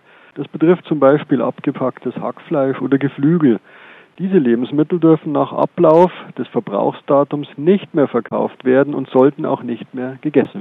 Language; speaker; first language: German; native; German